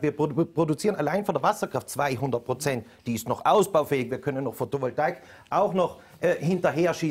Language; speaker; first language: German; native; German